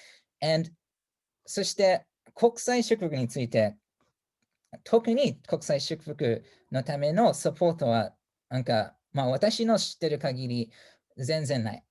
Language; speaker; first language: Japanese; non-native, fluent; English